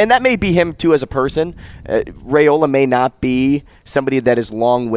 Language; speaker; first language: English; native; English